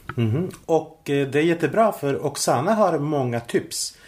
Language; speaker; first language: Swedish; non-native, fluent; Spanish